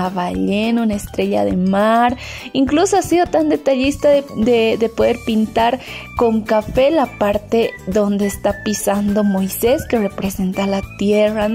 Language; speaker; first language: Spanish; native; Spanish